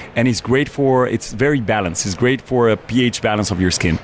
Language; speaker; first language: English; non-native, fluent; Spanish